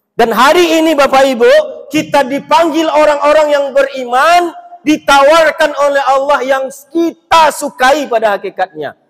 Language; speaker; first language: Indonesian; non-native, local second language; Minangkabau